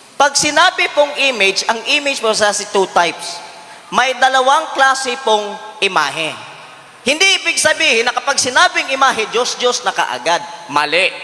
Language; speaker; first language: Filipino; non-native, local second language; Cebuano